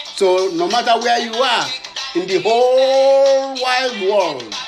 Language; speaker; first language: English; non-native, local second language; Yoruba